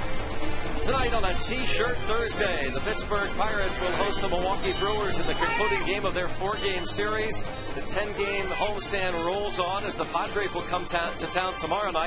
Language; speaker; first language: English; native; English